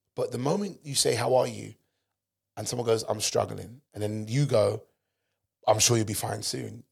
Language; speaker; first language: English; native; English